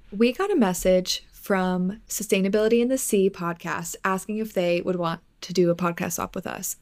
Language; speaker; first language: English; native; English